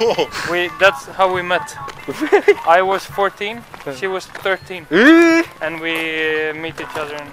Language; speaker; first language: English; non-native, fluent; Swedish